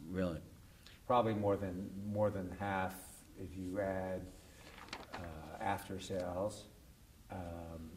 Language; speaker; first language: English; native; English